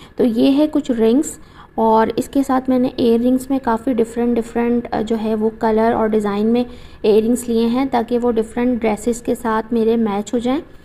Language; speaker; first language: Urdu; native; Urdu